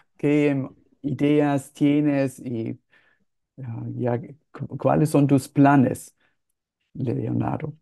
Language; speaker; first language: Spanish; non-native, fluent; German